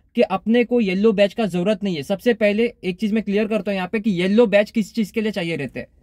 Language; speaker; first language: Hindi; non-native, local second language; Marathi